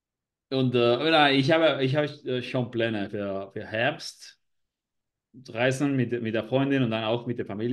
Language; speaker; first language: German; non-native, learner; Spanish